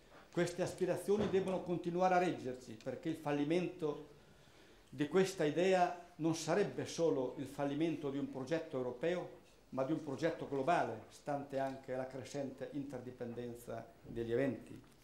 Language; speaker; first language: Italian; early bilingual, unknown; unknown